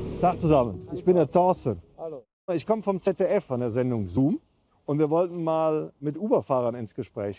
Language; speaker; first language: German; native; German